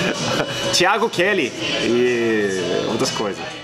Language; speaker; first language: Portuguese; non-native, fluent; English